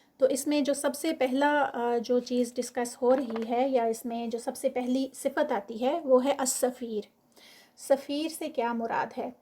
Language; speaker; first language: Urdu; native; Urdu